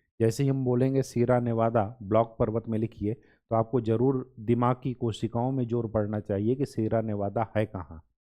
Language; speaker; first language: Hindi; native; Hindi